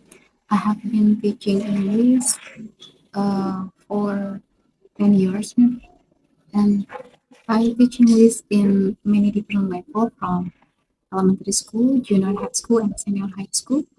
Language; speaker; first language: English; non-native, fluent; Indonesian